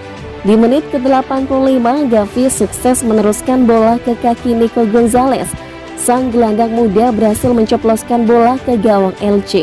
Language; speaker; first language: Indonesian; native; Indonesian